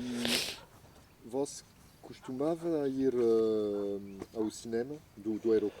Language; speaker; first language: Portuguese; non-native, fluent; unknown